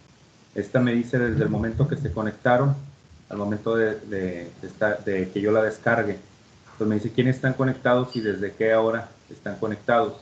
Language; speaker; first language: Spanish; native; Spanish